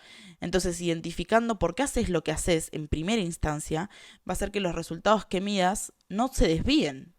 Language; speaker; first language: Spanish; native; Spanish